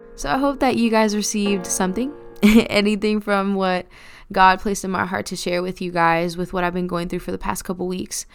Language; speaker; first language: English; early bilingual, other home language; Spanish